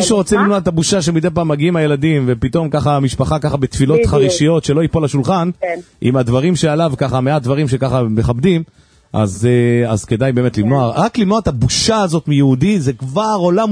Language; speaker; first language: Hebrew; native; Hebrew